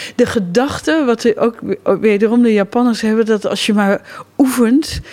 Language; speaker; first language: Dutch; native; Dutch